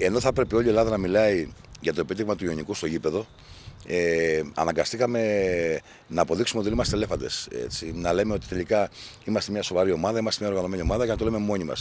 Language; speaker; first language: Greek; native; Greek